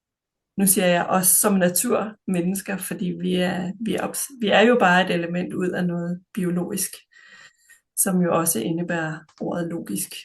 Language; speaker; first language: Danish; native; Danish